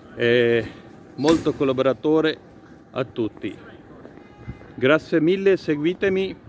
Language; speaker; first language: Italian; non-native, learner; Urdu